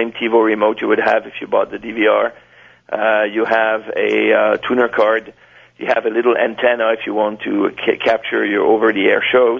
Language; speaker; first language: English; non-native, fluent; French